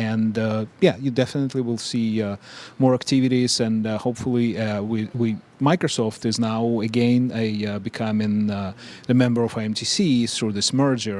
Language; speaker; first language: English; non-native, fluent; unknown